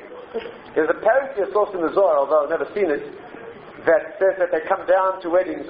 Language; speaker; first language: English; native; English